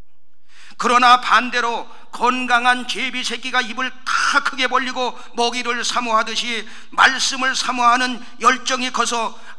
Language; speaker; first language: Korean; native; Korean